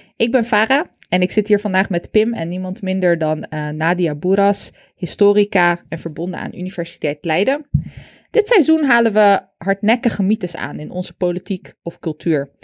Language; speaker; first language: Dutch; early bilingual, other home language; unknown